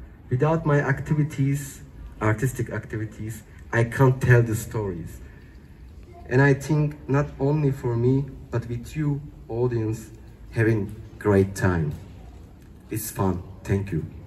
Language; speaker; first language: English; non-native, fluent; Turkish